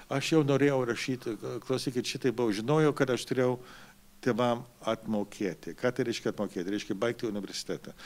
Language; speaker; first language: Lithuanian; early bilingual, heritage; Lithuanian